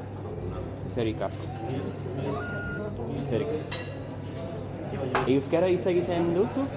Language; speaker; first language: Spanish; non-native, learner; English